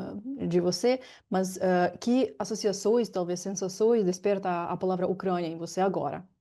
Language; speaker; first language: Portuguese; non-native, fluent; Ukrainian